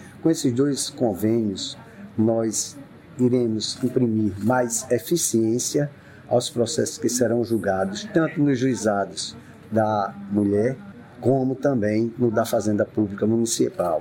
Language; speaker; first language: Portuguese; native; Portuguese